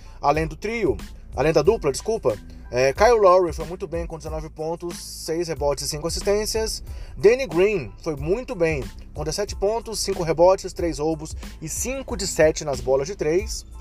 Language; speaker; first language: Portuguese; native; Portuguese